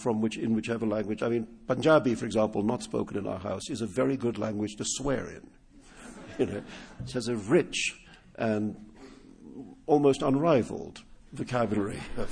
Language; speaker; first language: English; non-native, local second language; Urdu